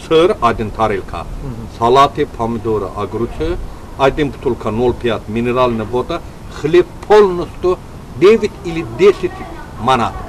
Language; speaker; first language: Russian; non-native, learner; Azerbaijani